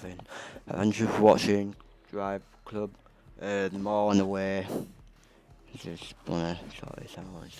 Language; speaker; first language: English; native; English